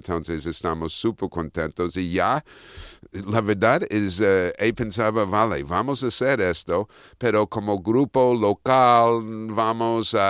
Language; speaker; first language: Spanish; non-native, fluent; English